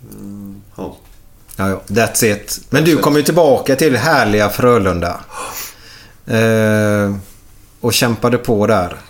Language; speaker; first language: Swedish; native; Swedish